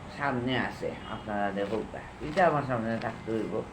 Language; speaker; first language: Bangla; non-native, local second language; Sylheti